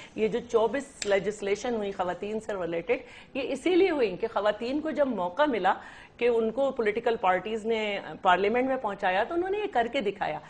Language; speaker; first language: Urdu; native; Urdu